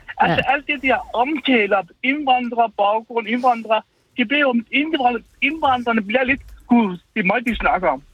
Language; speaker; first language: Danish; non-native, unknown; Persian